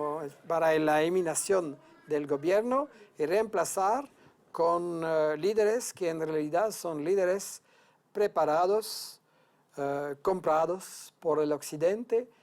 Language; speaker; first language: Spanish; non-native, fluent; French